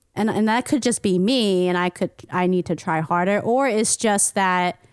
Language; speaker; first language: English; native; English